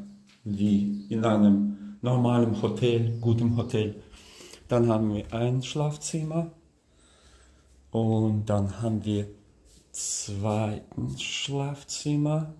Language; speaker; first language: German; non-native, fluent; Russian